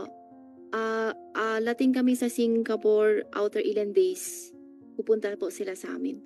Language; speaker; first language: Filipino; non-native, learner; Chinese